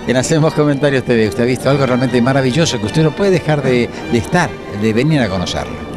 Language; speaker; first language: Spanish; native; Spanish